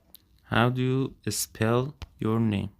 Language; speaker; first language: English; non-native, fluent; Persian